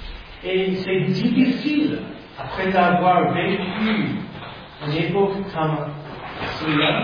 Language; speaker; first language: French; non-native, fluent; English